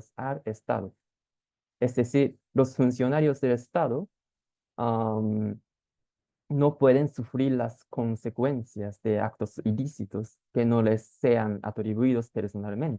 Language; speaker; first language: Spanish; non-native, fluent; Japanese